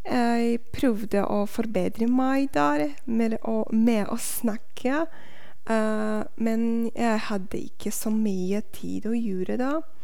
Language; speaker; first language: Norwegian; non-native, learner; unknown